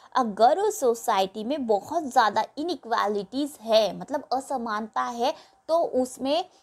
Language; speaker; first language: Hindi; non-native, local second language; Marathi